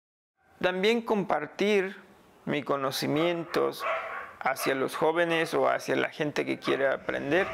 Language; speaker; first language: Spanish; non-native, local second language; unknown